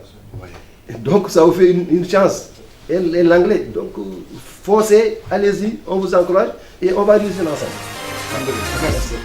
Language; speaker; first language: French; non-native, local second language; Wolof